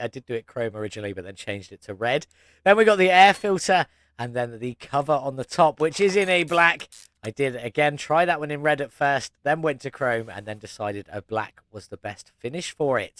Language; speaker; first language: English; native; English